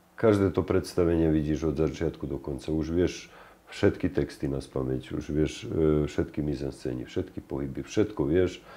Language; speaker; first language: Slovak; native; Slovak